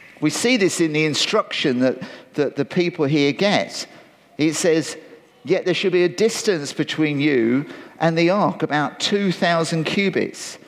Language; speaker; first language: English; native; English